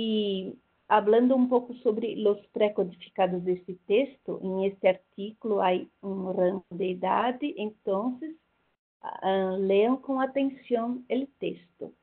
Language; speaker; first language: Spanish; non-native, fluent; Portuguese